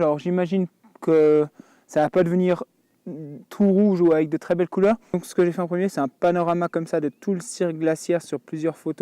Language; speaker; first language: French; native; French